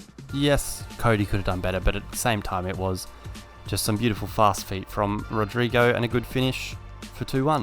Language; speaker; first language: English; native; English